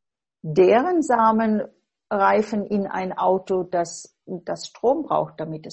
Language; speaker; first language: German; non-native, fluent; English